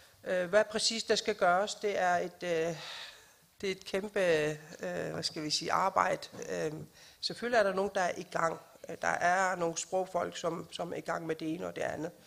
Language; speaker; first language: Danish; non-native, local second language; Kalaallisut